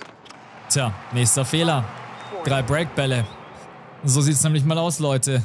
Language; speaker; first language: German; native; German